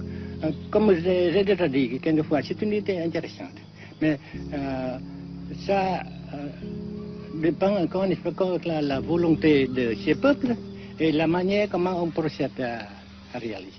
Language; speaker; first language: French; non-native, local second language; Vietnamese